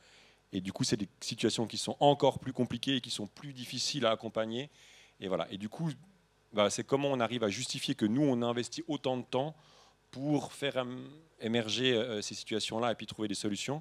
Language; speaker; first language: French; native; French